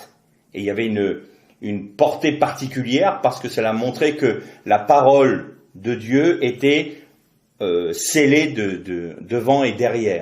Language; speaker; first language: French; native; French